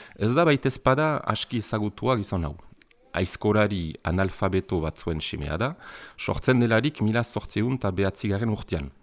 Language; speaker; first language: Basque; native; Basque